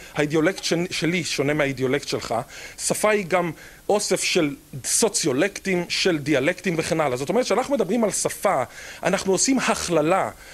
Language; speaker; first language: Hebrew; native; Hebrew